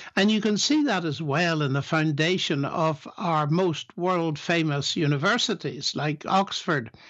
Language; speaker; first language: English; native; English